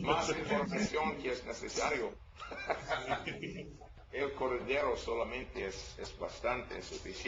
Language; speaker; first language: Spanish; non-native, learner; English